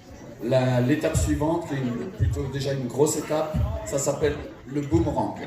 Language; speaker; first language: French; native; French